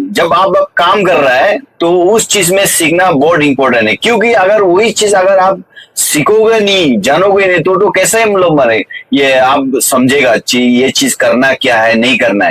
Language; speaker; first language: Hindi; non-native, local second language; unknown